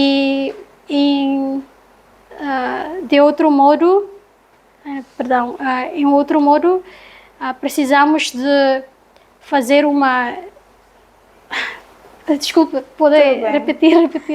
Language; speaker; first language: Portuguese; non-native, learner; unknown